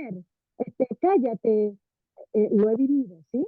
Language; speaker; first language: Spanish; native; Spanish